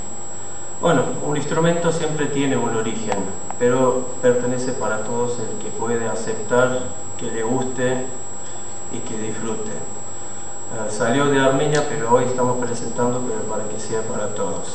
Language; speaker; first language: Spanish; non-native, fluent; Armenian